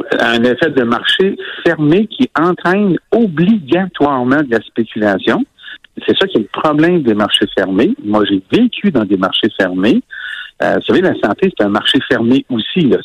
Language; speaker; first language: French; native; French